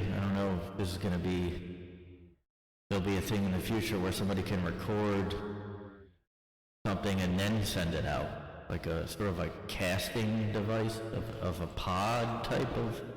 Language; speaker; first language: English; native; English